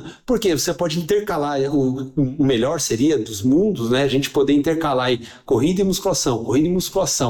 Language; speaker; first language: Portuguese; native; Portuguese